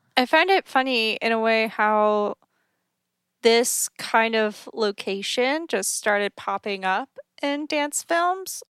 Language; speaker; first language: English; native; English